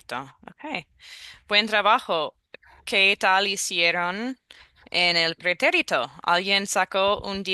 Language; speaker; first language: Spanish; non-native, fluent; English